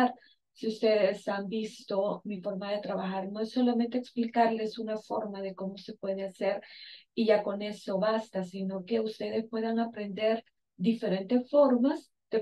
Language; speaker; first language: Spanish; native; Spanish